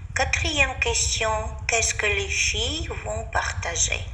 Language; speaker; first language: French; non-native, fluent; Ukrainian